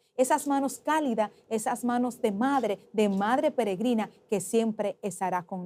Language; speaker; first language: Spanish; native; Spanish